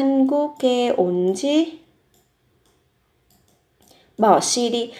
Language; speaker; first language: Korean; non-native, fluent; Vietnamese